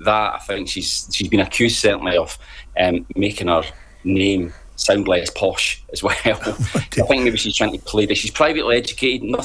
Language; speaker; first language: English; native; English